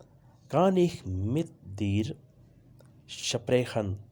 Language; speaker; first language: German; non-native, fluent; Urdu